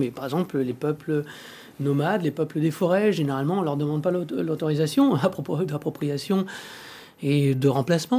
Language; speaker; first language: French; native; French